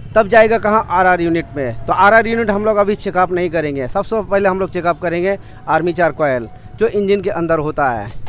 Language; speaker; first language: Hindi; non-native, local second language; Bangla